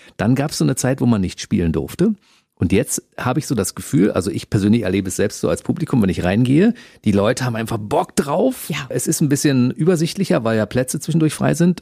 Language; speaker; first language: German; native; German